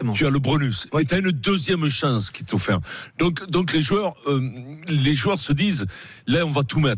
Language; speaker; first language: French; native; French